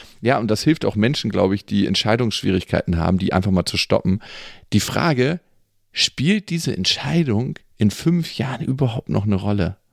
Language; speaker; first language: German; native; German